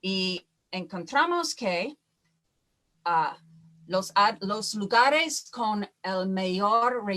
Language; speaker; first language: Spanish; non-native, fluent; English